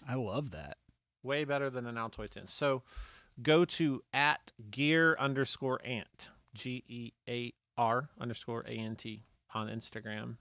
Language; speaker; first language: English; native; English